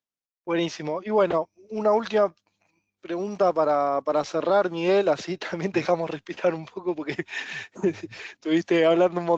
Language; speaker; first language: Spanish; native; Spanish